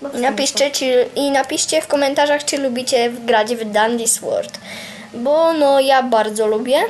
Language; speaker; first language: Polish; native; Polish